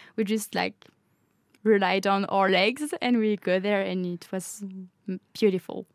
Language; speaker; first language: English; non-native, fluent; French